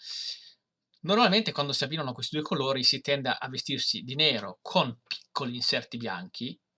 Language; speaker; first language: Italian; native; Italian